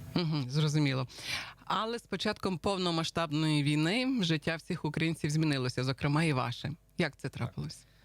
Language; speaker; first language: Ukrainian; native; Ukrainian